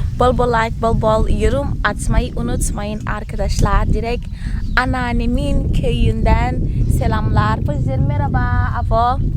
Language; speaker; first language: Turkish; non-native, fluent; Portuguese